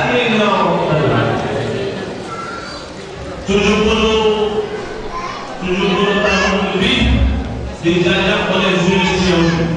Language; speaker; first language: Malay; non-native, fluent; Arabic